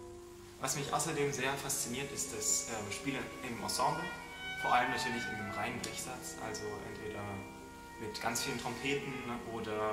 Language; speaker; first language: German; native; German